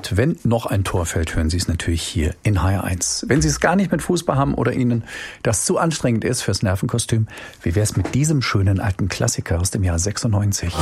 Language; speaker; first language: German; native; German